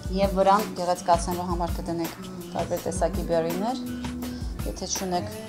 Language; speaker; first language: Armenian; native; Armenian